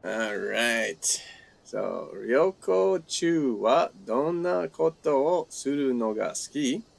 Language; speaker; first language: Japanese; non-native, fluent; English